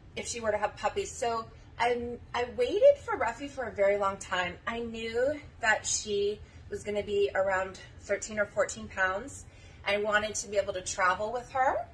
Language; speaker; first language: English; native; English